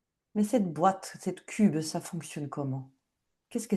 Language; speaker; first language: French; native; French